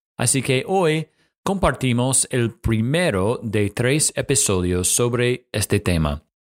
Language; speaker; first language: Spanish; non-native, fluent; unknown